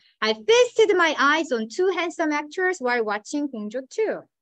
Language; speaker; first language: English; non-native, fluent; Korean